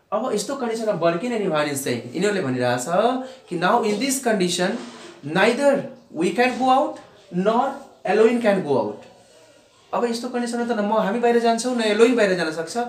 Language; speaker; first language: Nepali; non-native, local second language; Bhojpuri